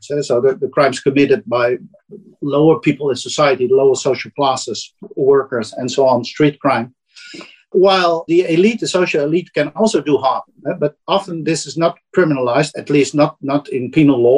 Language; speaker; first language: English; non-native, fluent; Dutch